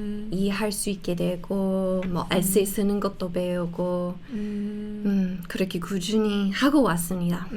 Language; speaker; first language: Korean; non-native, fluent; English